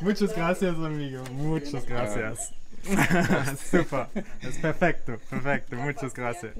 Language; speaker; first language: Spanish; non-native, learner; German